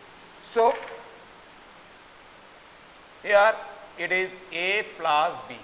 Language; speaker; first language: English; non-native, local second language; Bangla